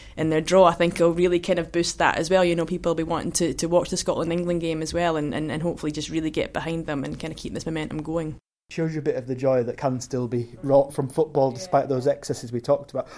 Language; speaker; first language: English; native; English